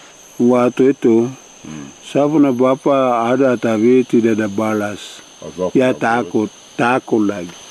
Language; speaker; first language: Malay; non-native, local second language; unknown